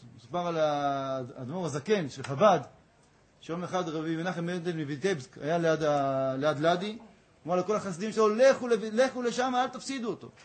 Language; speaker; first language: Hebrew; native; Hebrew